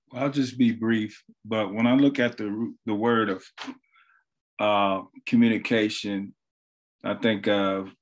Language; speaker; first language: English; native; English